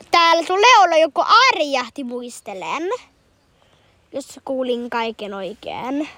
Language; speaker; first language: Finnish; early bilingual, heritage; Finnish